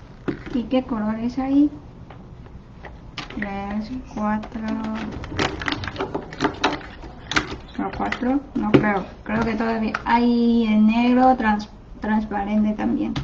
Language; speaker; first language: Spanish; non-native, learner; Chinese